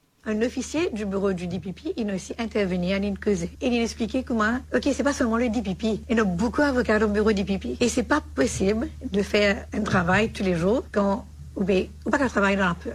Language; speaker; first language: French; non-native, local second language; Morisyen